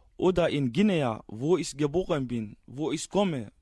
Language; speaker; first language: German; non-native, learner; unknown